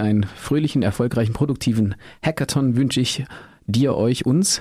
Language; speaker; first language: German; native; German